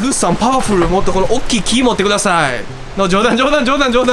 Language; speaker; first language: Japanese; native; Japanese